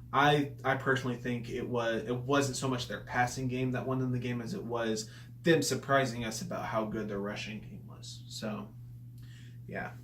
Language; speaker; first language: English; native; English